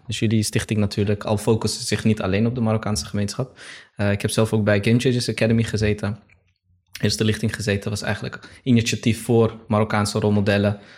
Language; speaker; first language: Dutch; early bilingual, other home language; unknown